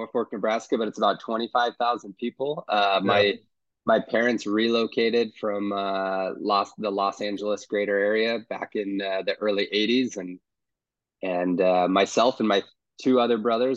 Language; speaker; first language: English; native; English